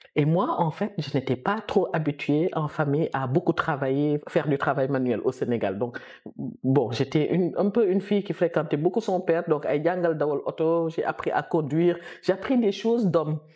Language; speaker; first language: French; non-native, local second language; Wolof